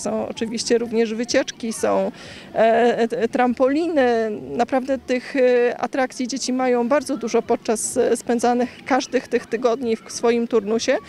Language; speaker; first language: Polish; native; Polish